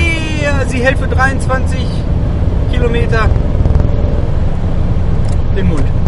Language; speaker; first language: German; native; German